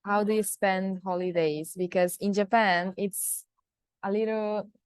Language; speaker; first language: English; non-native, fluent; Japanese